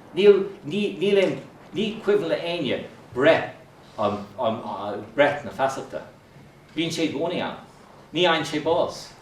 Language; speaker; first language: Irish; non-native, local second language; English